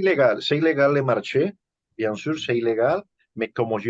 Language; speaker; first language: French; non-native, learner; Spanish